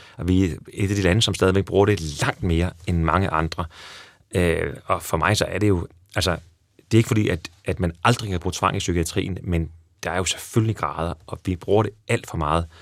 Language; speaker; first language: Danish; native; Danish